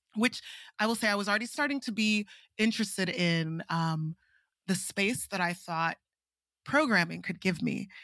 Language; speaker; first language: English; non-native, local second language; Igbo